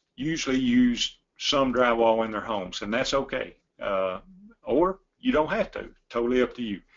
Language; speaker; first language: English; native; English